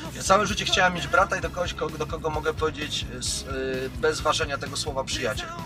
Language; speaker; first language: Polish; native; Polish